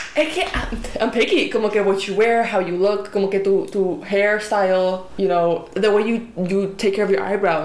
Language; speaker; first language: English; non-native, local second language; Spanish